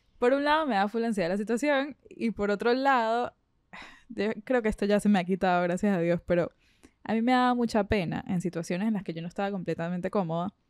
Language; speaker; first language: Spanish; native; Spanish